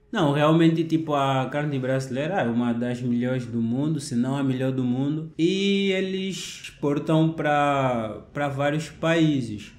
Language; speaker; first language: Portuguese; native; Portuguese